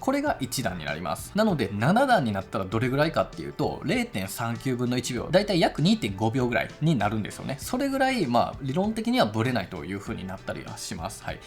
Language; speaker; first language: Japanese; native; Japanese